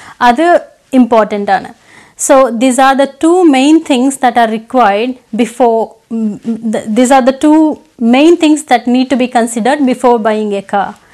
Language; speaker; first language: Malayalam; non-native, local second language; Telugu